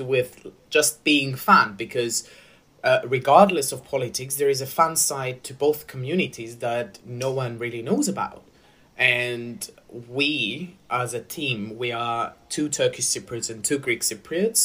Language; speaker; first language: English; non-native, fluent; Greek